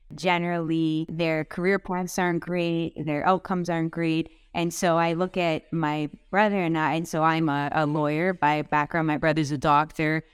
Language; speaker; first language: English; native; English